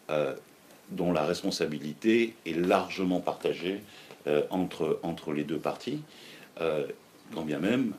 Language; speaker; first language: French; native; French